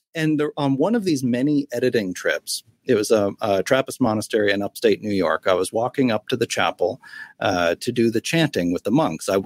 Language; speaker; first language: English; native; English